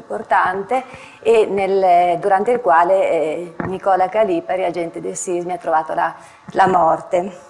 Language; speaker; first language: Italian; native; Italian